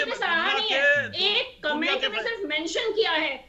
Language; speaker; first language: Hindi; native; Hindi